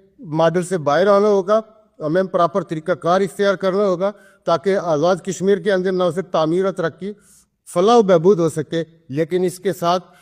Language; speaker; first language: Urdu; non-native, local second language; Pahari-Potwari